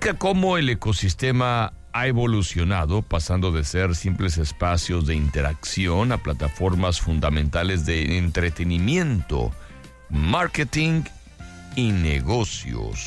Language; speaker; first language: Spanish; native; Spanish